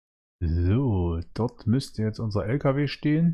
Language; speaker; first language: German; native; German